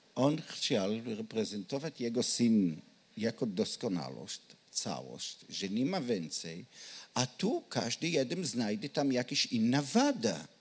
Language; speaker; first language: Polish; non-native, learner; Hebrew